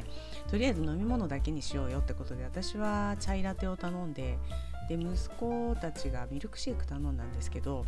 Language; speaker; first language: Japanese; native; Japanese